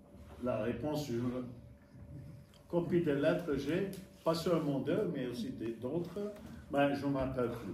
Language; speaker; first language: French; non-native, fluent; English